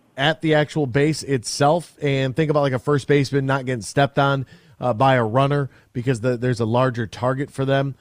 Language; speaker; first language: English; native; English